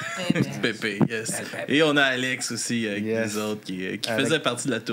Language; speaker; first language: French; native; French